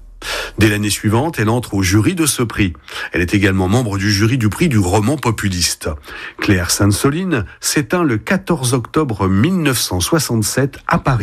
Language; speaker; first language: French; native; French